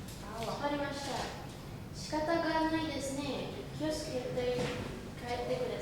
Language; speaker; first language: Japanese; non-native, learner; Indonesian